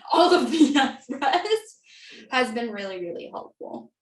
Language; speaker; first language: English; native; English